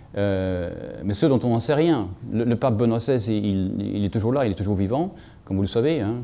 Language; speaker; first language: French; non-native, fluent; Swedish